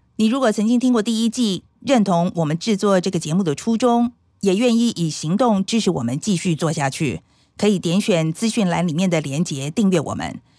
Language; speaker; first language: Chinese; native; Chinese